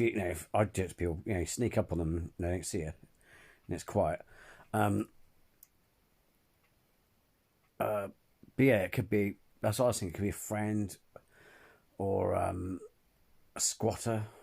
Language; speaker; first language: English; native; English